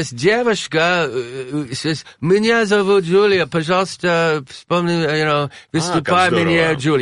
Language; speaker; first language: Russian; non-native, learner; English